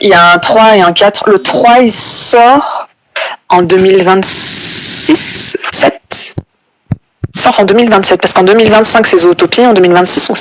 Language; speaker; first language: French; native; French